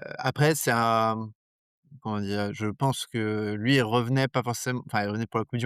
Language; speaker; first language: French; native; French